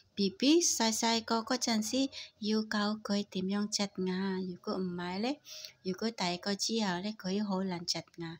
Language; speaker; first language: Cantonese; non-native, fluent; Indonesian